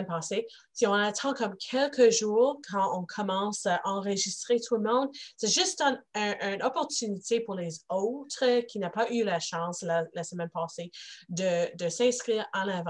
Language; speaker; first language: French; non-native, local second language; English